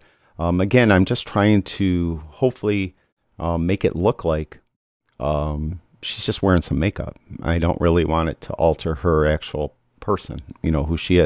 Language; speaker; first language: English; native; English